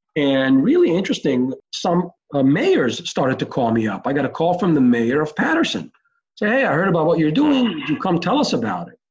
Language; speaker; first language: English; early bilingual, other home language; Hebrew